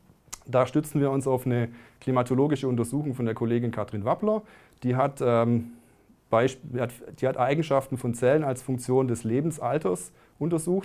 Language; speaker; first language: German; native; German